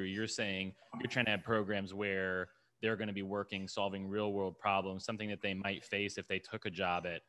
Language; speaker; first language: English; native; English